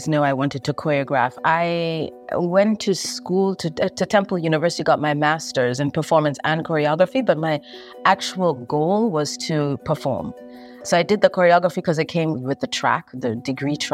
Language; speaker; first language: English; native; English